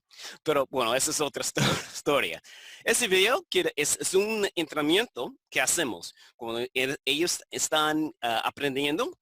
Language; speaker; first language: Spanish; non-native, fluent; English